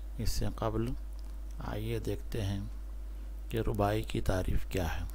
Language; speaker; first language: Urdu; native; Urdu